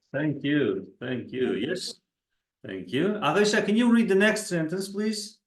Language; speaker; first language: English; non-native, fluent; Kazakh